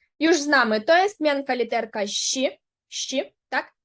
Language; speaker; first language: Polish; non-native, fluent; Ukrainian